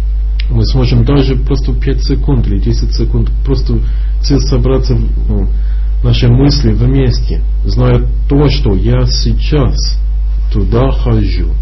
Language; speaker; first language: Russian; non-native, fluent; English